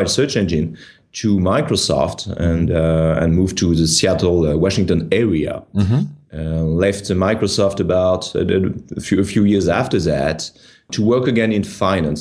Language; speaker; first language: English; non-native, fluent; French